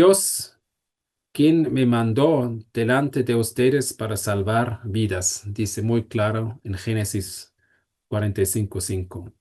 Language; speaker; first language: Spanish; non-native, fluent; German